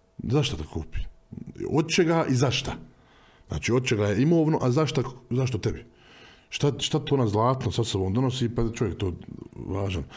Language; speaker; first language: Bosnian; native; Bosnian